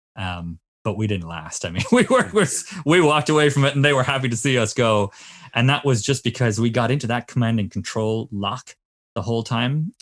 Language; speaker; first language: English; native; English